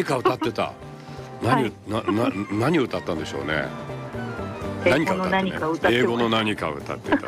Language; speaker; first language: Japanese; native; Japanese